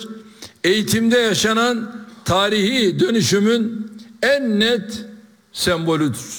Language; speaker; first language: Turkish; native; Turkish